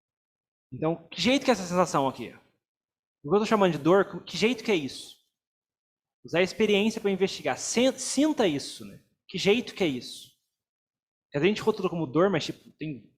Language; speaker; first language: Portuguese; native; Portuguese